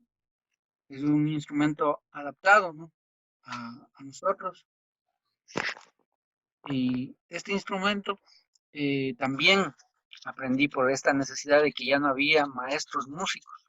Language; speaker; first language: Spanish; non-native, local second language; Quechua